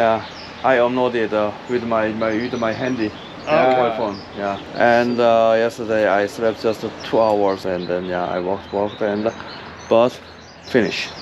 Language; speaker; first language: English; non-native, learner; Korean